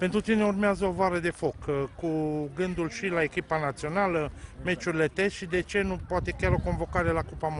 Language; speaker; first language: Romanian; native; Romanian